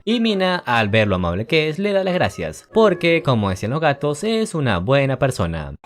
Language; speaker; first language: Spanish; native; Spanish